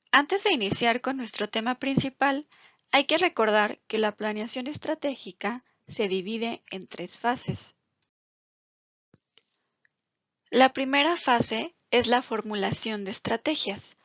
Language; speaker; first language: Spanish; native; Spanish